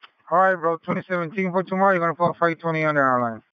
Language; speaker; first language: English; early bilingual, other home language; Spanish